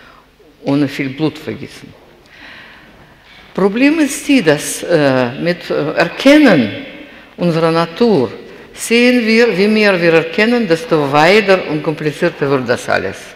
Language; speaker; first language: German; non-native, fluent; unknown